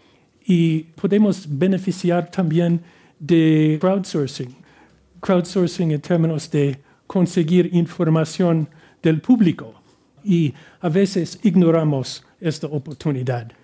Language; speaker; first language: Spanish; non-native, fluent; English